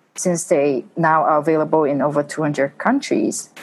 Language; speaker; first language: English; non-native, local second language; Cantonese